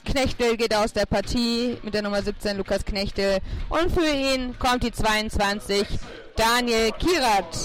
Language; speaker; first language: German; native; German